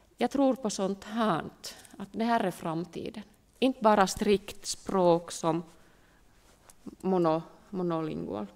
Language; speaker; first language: Swedish; non-native, local second language; Finnish